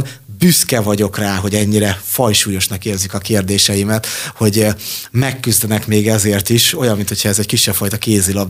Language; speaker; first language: Hungarian; native; Hungarian